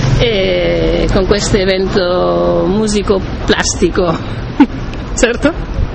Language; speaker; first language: Italian; non-native, learner; Spanish